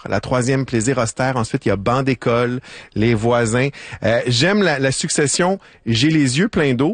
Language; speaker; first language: French; native; French